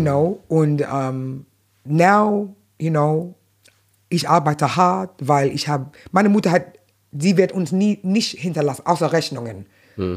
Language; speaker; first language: German; non-native, fluent; English